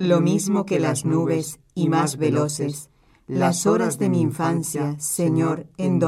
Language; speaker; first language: Spanish; native; Spanish